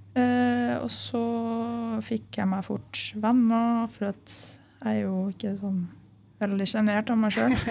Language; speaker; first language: Norwegian; early bilingual, other home language; Lithuanian